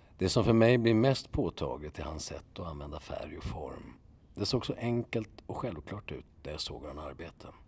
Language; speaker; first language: Swedish; native; Swedish